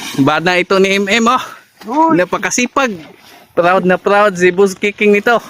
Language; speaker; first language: Filipino; non-native, local second language; Cebuano